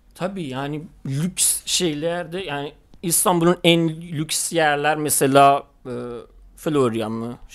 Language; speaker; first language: Turkish; non-native, fluent; Persian